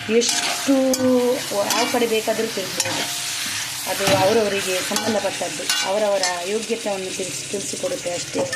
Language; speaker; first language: Kannada; non-native, local second language; Tulu